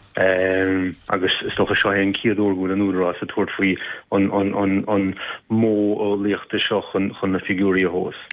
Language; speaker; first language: Irish; native; Irish